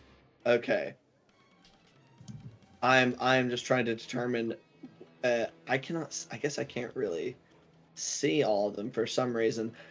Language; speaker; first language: English; native; English